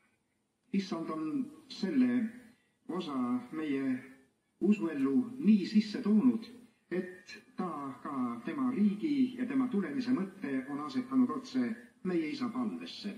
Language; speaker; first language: Estonian; native; Estonian